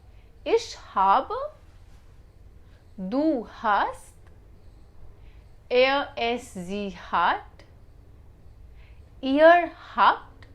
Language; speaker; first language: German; non-native, fluent; Hindi